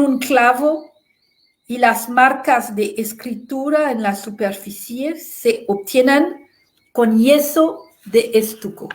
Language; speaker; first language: Spanish; non-native, fluent; French